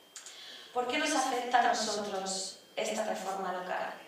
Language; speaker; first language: Spanish; native; Spanish